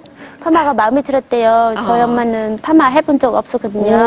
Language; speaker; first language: Korean; non-native, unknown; Khmer